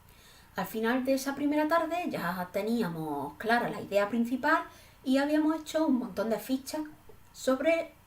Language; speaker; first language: Spanish; native; Spanish